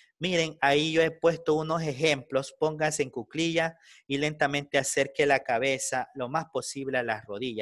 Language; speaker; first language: Spanish; native; Spanish